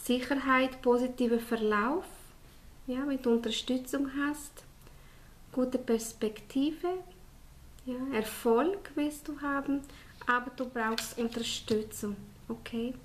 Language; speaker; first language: German; non-native, fluent; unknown